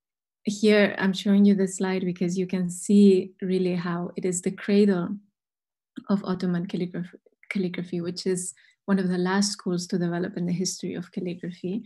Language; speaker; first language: English; non-native, fluent; Spanish